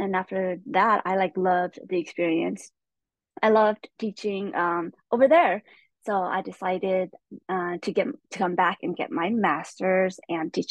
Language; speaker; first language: English; early bilingual, other home language; Hmong